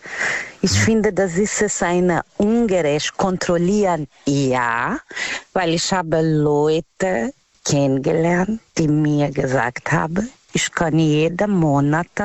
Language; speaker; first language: German; non-native, learner; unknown